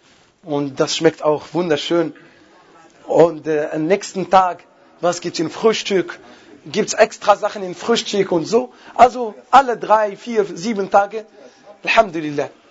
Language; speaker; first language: German; non-native, fluent; Arabic